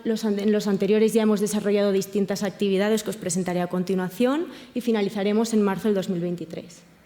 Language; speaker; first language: Spanish; native; Spanish